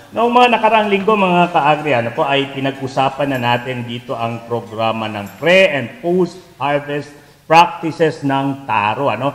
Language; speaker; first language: Filipino; non-native, local second language; Bikol